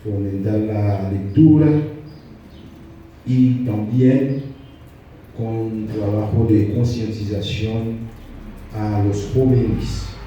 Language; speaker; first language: Spanish; non-native, fluent; Haitian Creole